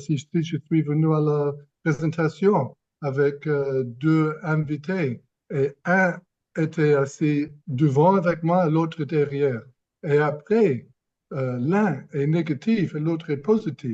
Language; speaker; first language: French; non-native, fluent; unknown